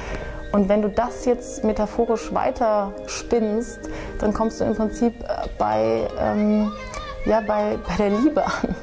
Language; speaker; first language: German; native; German